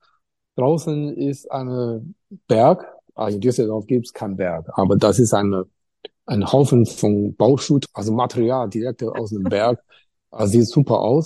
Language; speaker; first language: German; non-native, learner; Chinese